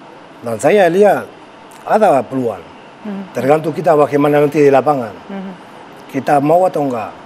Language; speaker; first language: Indonesian; non-native, fluent; Spanish